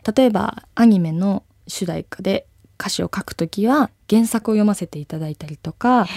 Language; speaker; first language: Japanese; native; Japanese